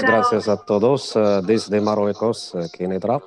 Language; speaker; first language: Spanish; non-native, fluent; Arabic